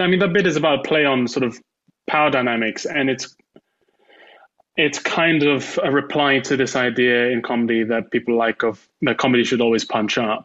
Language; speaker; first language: English; native; English